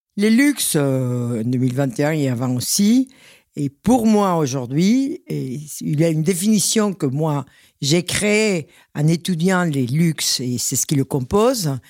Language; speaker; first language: French; non-native, fluent; Spanish